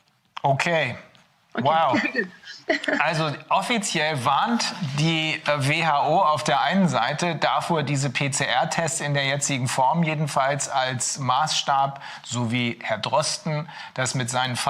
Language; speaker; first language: German; native; German